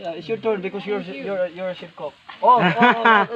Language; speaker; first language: English; non-native, learner; Cebuano